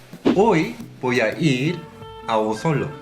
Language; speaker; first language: Spanish; non-native, fluent; Korean